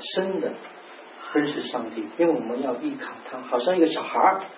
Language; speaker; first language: Chinese; non-native, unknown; English